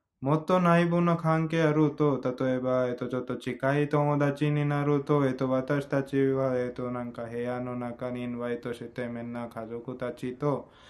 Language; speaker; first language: Japanese; non-native, fluent; Hindi